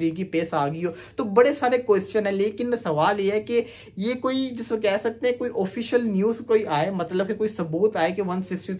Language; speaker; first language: Urdu; native; Urdu